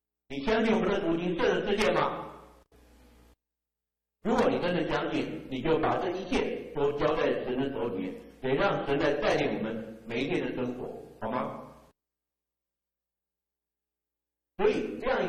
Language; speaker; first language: Chinese; native; Chinese